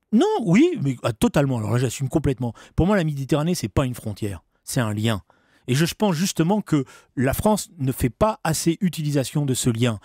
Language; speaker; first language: French; native; French